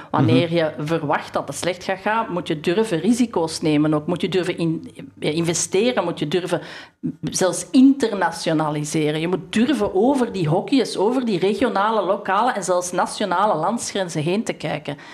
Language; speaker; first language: Dutch; native; Dutch